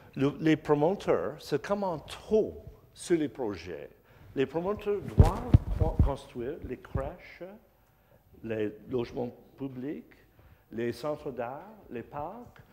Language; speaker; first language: French; non-native, learner; English